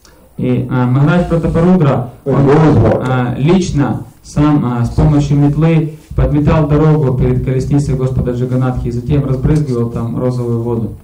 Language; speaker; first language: Russian; native; Russian